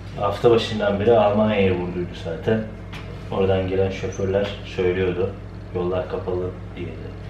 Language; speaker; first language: Turkish; native; Turkish